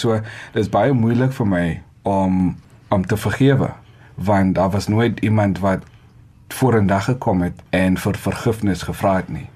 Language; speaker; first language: Afrikaans; non-native, local second language; Xhosa